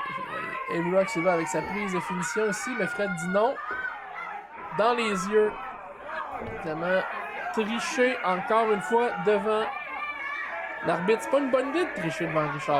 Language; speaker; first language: French; native; French